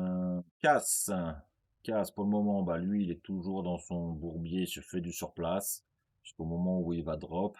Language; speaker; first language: French; native; French